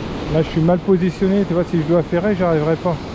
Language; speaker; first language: French; native; French